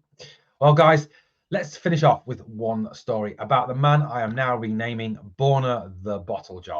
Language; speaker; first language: English; native; English